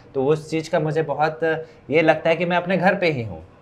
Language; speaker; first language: Hindi; native; Hindi